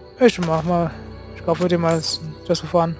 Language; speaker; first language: German; native; German